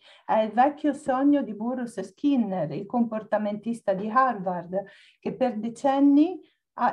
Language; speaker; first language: Italian; native; Italian